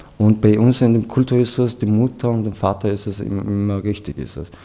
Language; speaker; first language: German; non-native, learner; Persian